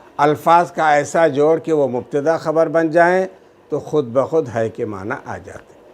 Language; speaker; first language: Urdu; native; Urdu